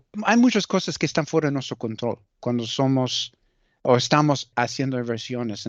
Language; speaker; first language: Spanish; early bilingual, heritage; Spanish